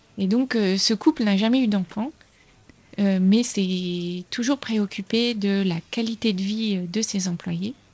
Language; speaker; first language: French; native; French